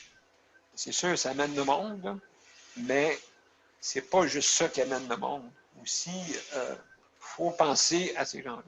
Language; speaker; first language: French; native; French